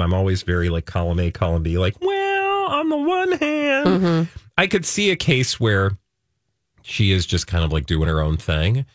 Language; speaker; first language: English; native; English